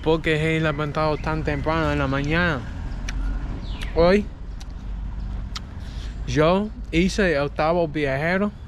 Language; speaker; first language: Spanish; non-native, learner; English